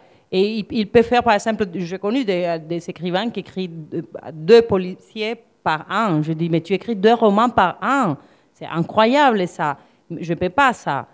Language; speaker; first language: French; non-native, fluent; Spanish